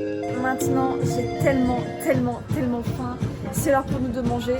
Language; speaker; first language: French; native; French